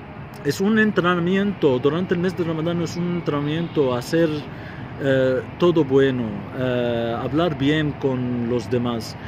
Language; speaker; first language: Spanish; non-native, fluent; Arabic